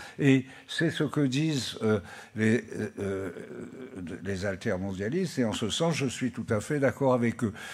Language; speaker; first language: French; native; French